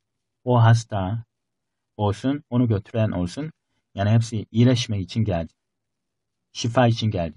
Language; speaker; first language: Turkish; non-native, fluent; Korean